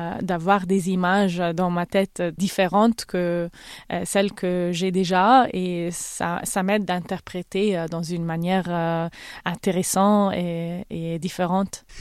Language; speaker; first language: French; non-native, fluent; Arabic